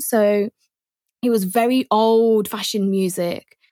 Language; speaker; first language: English; native; English